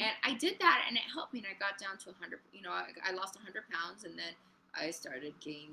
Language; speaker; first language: English; early bilingual, other home language; Spanish